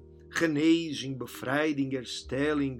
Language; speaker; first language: Dutch; non-native, learner; Portuguese